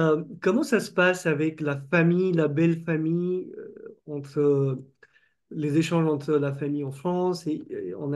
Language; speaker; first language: French; non-native, fluent; Marathi